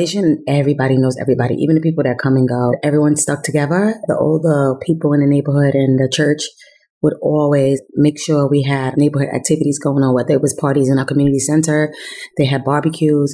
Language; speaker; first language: English; native; English